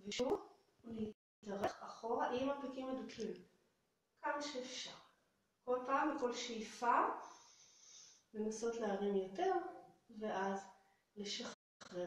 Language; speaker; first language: Hebrew; native; Hebrew